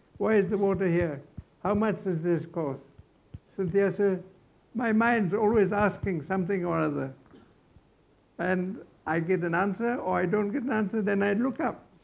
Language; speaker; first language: English; non-native, local second language; Malay